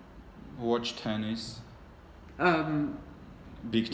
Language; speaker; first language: English; non-native, learner; Armenian